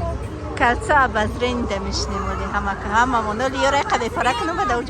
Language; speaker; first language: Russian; non-native, local second language; Tajik